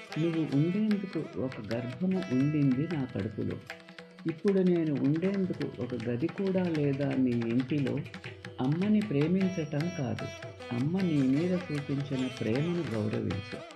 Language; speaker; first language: Telugu; native; Telugu